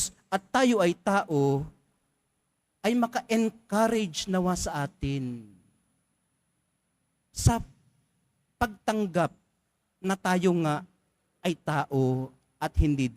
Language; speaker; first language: Filipino; native; Filipino